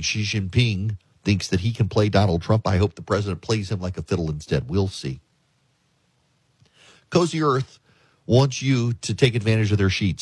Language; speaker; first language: English; native; English